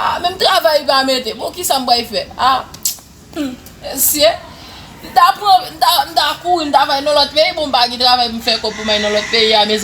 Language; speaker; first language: French; non-native, learner; Haitian Creole